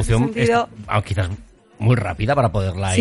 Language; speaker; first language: Spanish; native; Spanish